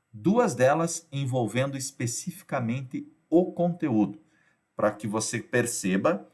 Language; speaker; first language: Portuguese; native; Portuguese